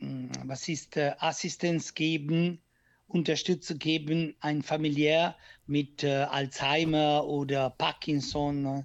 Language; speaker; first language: German; non-native, learner; Italian